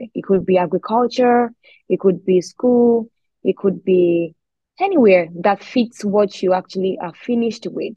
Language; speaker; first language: English; non-native, local second language; Yoruba